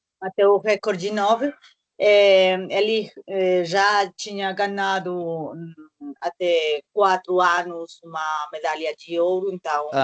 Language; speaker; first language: Portuguese; non-native, learner; Spanish